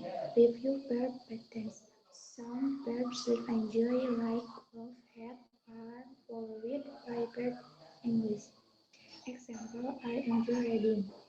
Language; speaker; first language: English; non-native, learner; Indonesian